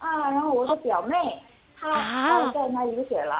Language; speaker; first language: Chinese; non-native, learner; Korean